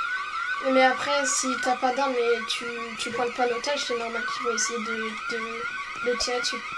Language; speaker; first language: French; native; French